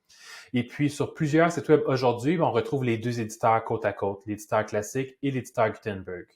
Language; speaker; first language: French; native; French